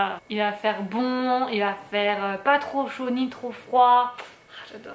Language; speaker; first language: French; native; French